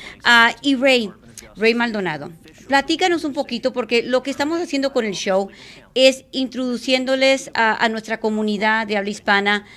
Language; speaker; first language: Spanish; native; Spanish